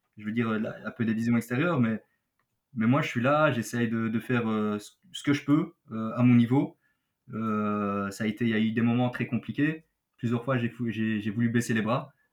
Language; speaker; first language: French; native; French